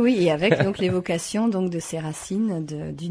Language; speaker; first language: French; native; French